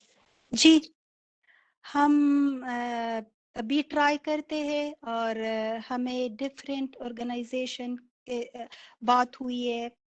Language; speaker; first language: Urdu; non-native, fluent; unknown